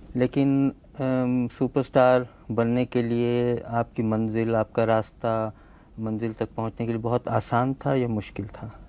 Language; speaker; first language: Hindi; native; Hindi